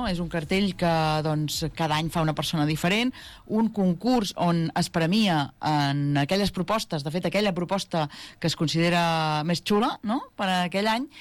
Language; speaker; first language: Catalan; native; Catalan